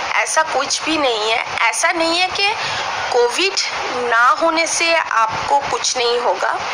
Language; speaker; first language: Hindi; non-native, local second language; Bangla